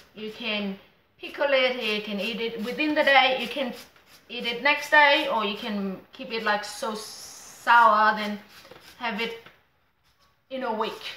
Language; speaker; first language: English; non-native, fluent; Vietnamese